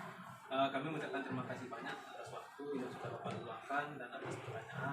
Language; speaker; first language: Indonesian; native; Indonesian